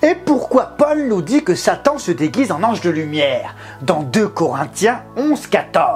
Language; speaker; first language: French; native; French